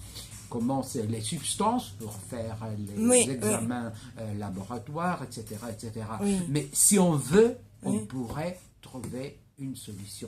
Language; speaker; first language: French; non-native, fluent; Greek